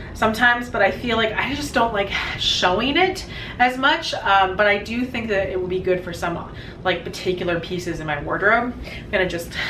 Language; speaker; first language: English; native; English